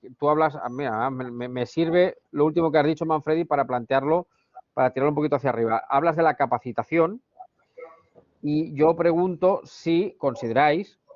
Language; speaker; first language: Spanish; native; Spanish